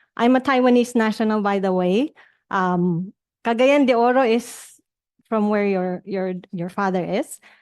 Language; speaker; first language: English; non-native, local second language; Cebuano